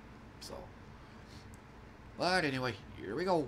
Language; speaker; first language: English; native; English